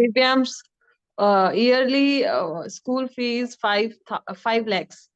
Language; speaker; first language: English; non-native, learner; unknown